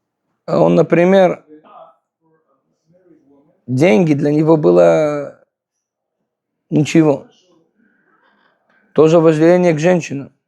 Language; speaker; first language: Russian; non-native, fluent; Hebrew